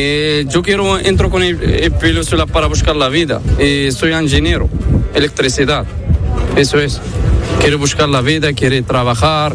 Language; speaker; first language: Spanish; non-native, learner; Arabic